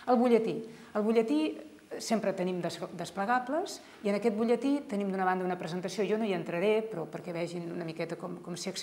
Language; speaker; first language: Catalan; native; Catalan